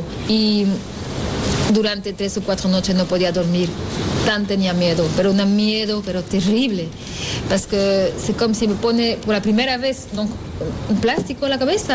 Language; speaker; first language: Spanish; non-native, learner; French